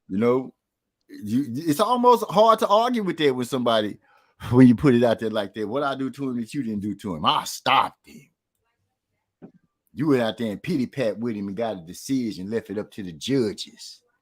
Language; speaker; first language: English; native; English